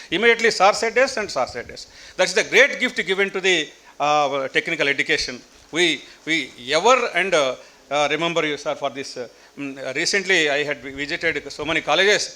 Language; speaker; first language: English; non-native, local second language; Telugu